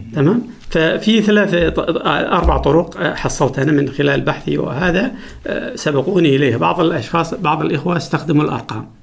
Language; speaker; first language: Arabic; non-native, local second language; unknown